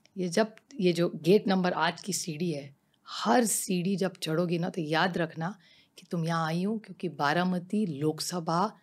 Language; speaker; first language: Hindi; non-native, local second language; Marathi